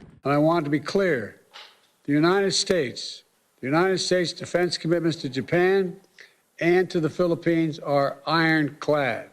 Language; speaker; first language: English; native; English